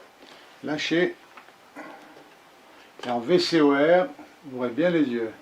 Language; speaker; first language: French; native; French